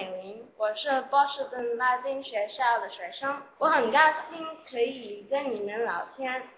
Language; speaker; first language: Chinese; non-native, learner; English